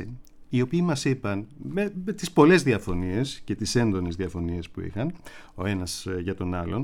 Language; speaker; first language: Greek; native; Greek